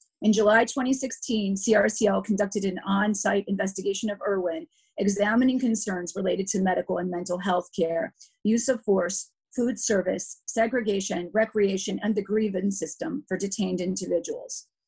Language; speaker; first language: English; native; English